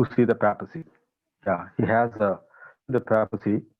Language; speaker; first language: English; non-native, local second language; Telugu